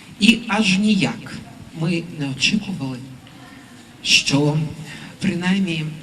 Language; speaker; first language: Ukrainian; native; Ukrainian